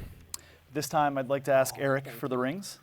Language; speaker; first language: English; native; English